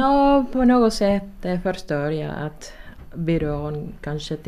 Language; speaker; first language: Swedish; non-native, fluent; Spanish